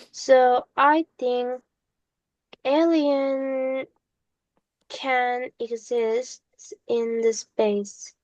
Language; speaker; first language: English; non-native, learner; Korean